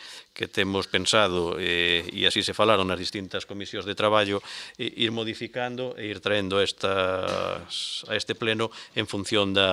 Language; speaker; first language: Galician; native; Galician